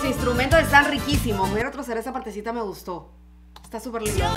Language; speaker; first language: Spanish; native; Spanish